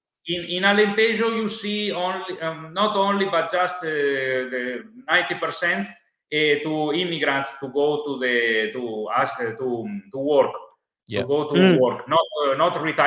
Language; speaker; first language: English; non-native, learner; Italian